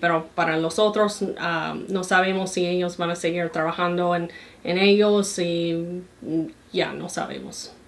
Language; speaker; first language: Spanish; non-native, fluent; English